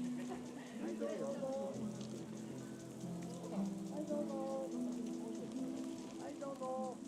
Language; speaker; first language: Japanese; native; Japanese